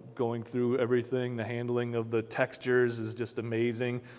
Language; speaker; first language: English; native; English